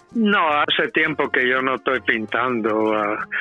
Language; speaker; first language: Spanish; non-native, fluent; English